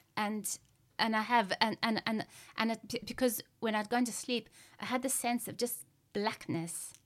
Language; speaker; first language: English; native; English